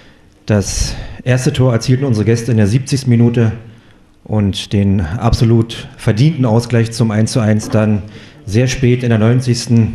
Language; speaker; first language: German; native; German